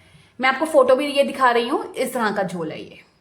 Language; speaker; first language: Hindi; native; Hindi